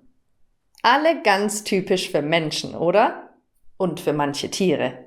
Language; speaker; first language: German; native; German